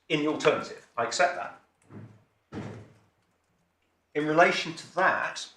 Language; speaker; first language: English; native; English